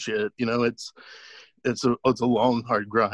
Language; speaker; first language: English; native; English